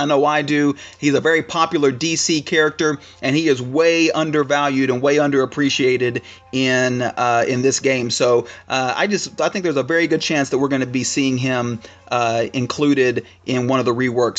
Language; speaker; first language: English; native; English